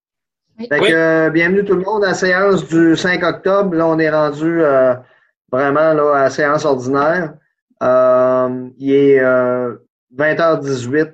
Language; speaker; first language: French; native; French